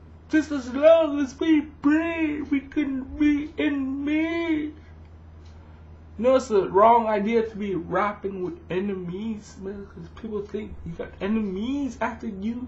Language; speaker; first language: English; early bilingual, other home language; Vietnamese